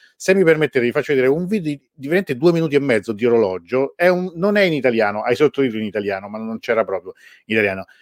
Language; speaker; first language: Italian; early bilingual, other home language; Persian